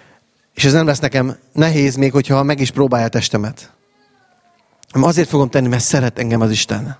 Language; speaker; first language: Hungarian; native; Hungarian